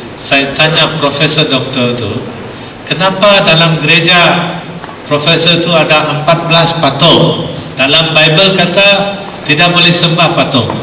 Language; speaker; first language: Malay; non-native, local second language; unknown